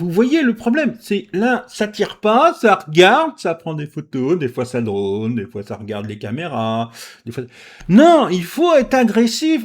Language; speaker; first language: French; native; French